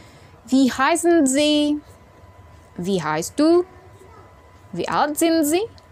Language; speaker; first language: German; non-native, fluent; Indonesian